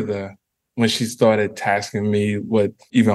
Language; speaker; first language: English; native; English